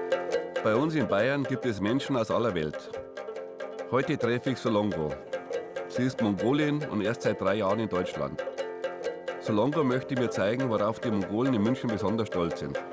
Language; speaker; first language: German; native; German